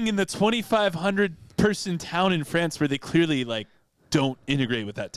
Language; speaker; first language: English; native; English